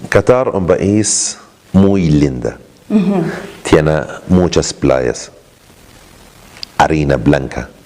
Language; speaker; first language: Spanish; non-native, learner; Arabic